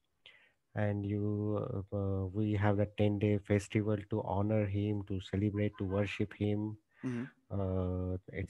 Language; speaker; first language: English; non-native, local second language; Marathi